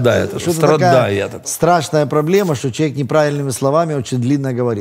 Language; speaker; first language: Russian; native; Russian